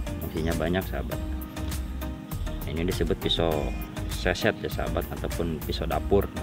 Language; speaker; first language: Indonesian; non-native, local second language; Sundanese